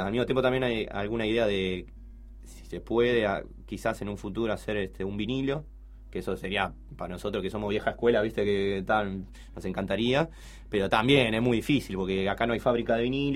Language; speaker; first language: Spanish; native; Spanish